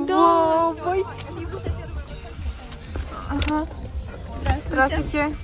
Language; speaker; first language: Russian; non-native, learner; Mongolian